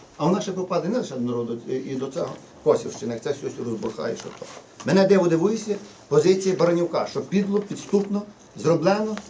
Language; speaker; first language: Ukrainian; native; Ukrainian